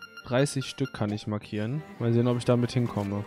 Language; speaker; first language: German; native; German